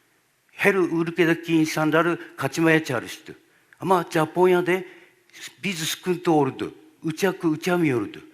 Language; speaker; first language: Turkish; non-native, learner; Japanese